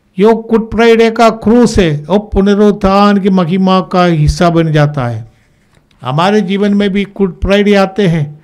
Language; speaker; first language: Hindi; native; Hindi